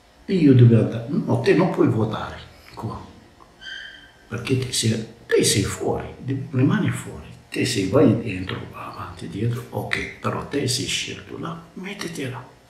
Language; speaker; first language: Italian; non-native, learner; Arabic